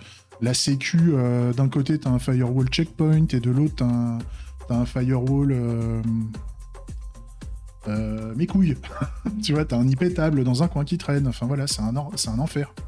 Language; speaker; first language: French; native; French